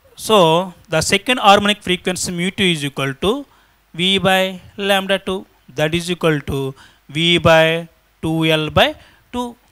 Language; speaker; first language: English; non-native, local second language; Telugu